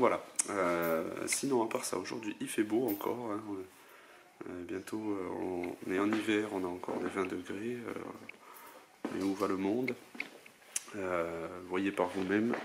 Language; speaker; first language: French; native; French